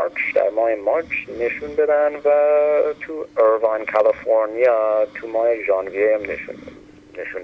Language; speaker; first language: Persian; early bilingual, heritage; Persian